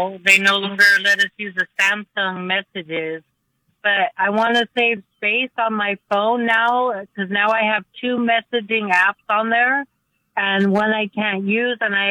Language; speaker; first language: English; native; English